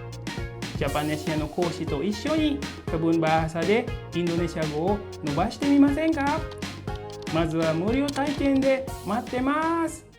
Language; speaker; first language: Japanese; non-native, fluent; Indonesian